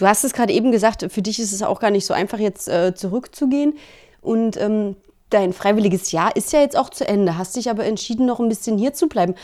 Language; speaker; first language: German; native; German